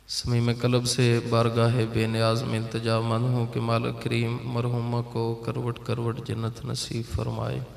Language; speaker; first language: Urdu; non-native, local second language; Punjabi